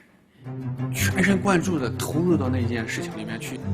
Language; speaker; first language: Chinese; native; Chinese